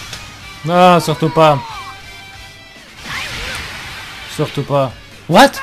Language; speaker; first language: French; native; French